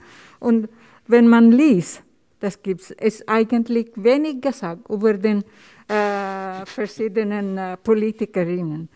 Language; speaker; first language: German; non-native, learner; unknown